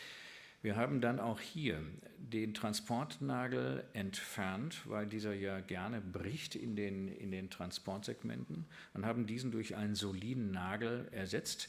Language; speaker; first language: German; native; German